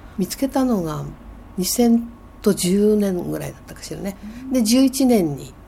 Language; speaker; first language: Japanese; native; Japanese